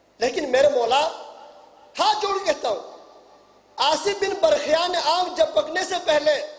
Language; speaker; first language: Urdu; non-native, local second language; Punjabi